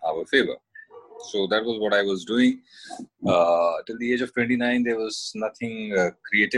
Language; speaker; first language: English; non-native, local second language; Hindi